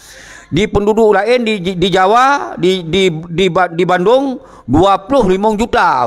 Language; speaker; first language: Indonesian; non-native, local second language; Achinese